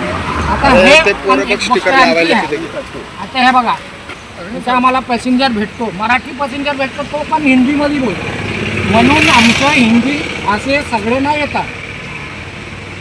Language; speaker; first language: Marathi; non-native, local second language; Hindi